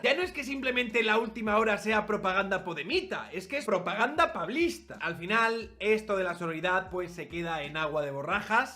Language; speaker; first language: Spanish; native; Spanish